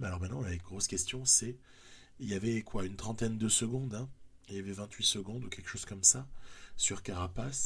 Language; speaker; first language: French; native; French